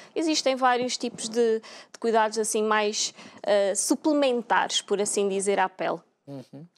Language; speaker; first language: Portuguese; native; Portuguese